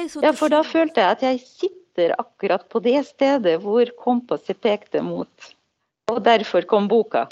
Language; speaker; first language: Norwegian; non-native, fluent; Arabic